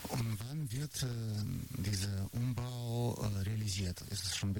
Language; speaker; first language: German; non-native, fluent; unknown